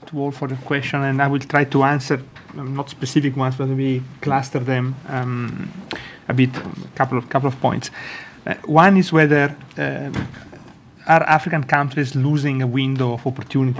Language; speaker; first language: English; non-native, fluent; Italian